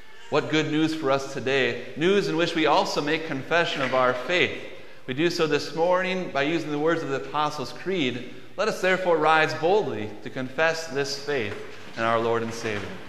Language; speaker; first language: English; native; English